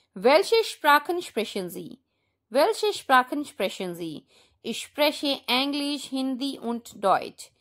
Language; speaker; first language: German; non-native, fluent; Hindi